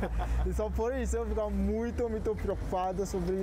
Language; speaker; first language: Portuguese; non-native, learner; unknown